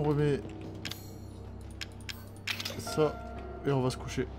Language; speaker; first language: French; native; French